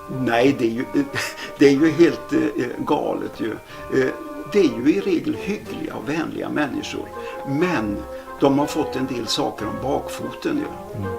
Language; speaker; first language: Swedish; native; Swedish